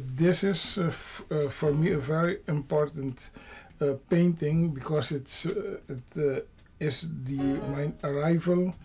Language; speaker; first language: English; non-native, learner; Papiamento